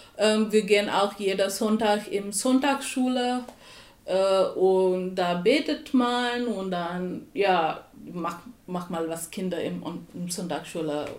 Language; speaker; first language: German; non-native, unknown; Tamil